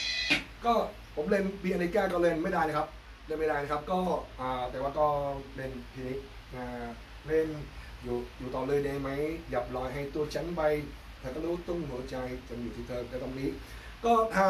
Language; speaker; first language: Thai; non-native, learner; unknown